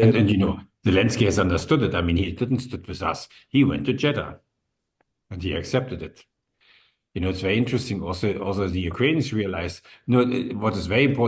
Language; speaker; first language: English; non-native, fluent; German